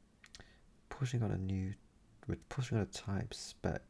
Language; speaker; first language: English; native; English